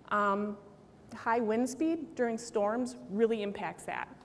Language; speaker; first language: English; native; English